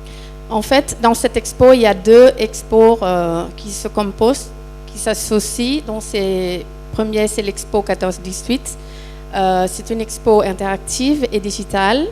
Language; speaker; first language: French; non-native, fluent; Thai